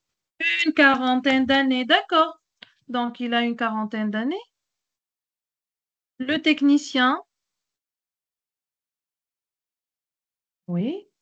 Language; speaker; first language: French; non-native, local second language; Arabic